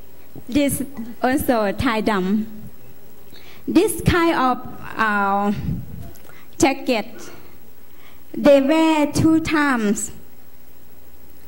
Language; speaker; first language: English; non-native, learner; Lao